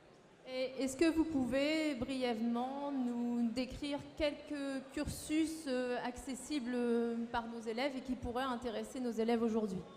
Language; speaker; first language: French; native; French